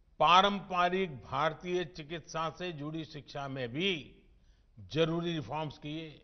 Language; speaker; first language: Hindi; non-native, local second language; Gujarati